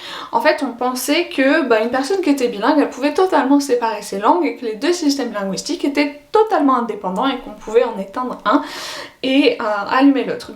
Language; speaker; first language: French; native; French